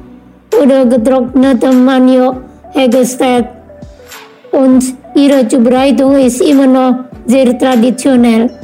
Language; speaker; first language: German; non-native, fluent; Indonesian